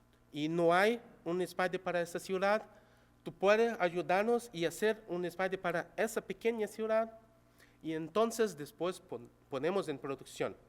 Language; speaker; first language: Spanish; non-native, local second language; Portuguese